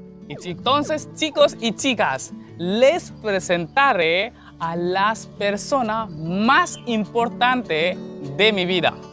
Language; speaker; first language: Spanish; non-native, learner; Hindi